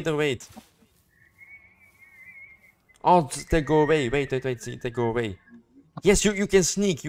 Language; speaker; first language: English; non-native, learner; Dutch